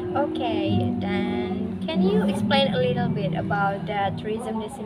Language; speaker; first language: English; non-native, learner; Indonesian